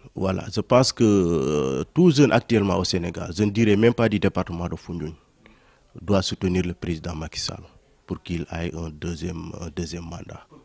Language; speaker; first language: French; non-native, local second language; Wolof